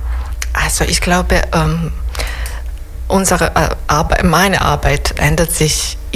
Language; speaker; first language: German; non-native, fluent; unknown